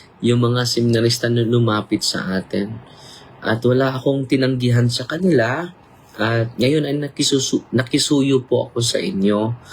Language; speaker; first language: Filipino; non-native, local second language; Cebuano